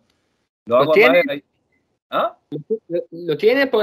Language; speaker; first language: Spanish; non-native, learner; Italian